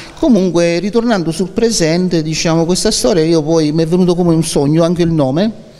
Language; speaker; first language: Italian; early bilingual, other home language; English